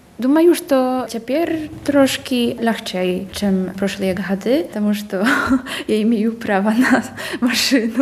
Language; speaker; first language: Polish; non-native, local second language; Belarusian